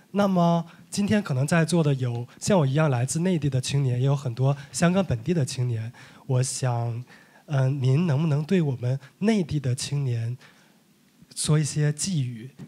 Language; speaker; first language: Chinese; native; Chinese